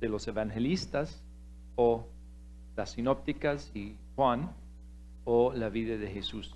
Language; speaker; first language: Spanish; non-native, fluent; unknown